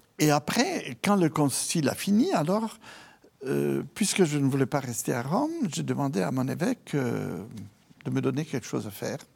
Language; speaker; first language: French; non-native, fluent; Italian